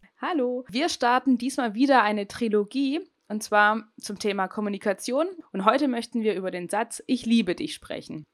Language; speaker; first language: German; native; German